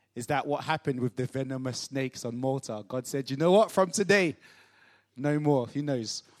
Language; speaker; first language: English; non-native, local second language; Yoruba